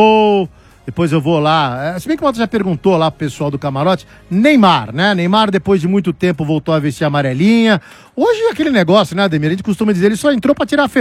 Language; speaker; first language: Portuguese; native; Portuguese